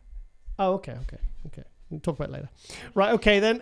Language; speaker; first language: English; native; English